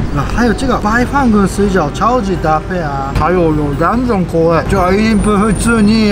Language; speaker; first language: Chinese; non-native, fluent; Japanese